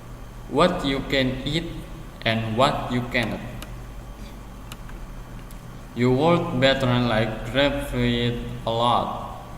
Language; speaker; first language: English; non-native, learner; Indonesian